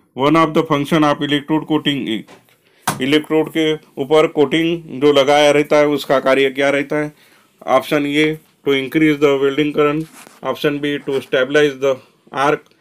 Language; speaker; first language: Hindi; non-native, local second language; Marathi